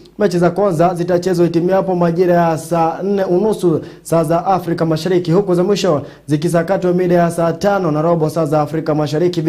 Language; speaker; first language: Swahili; non-native, local second language; Kikuyu